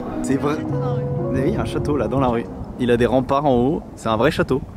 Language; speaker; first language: French; native; French